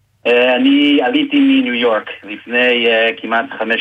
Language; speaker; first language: Hebrew; non-native, fluent; English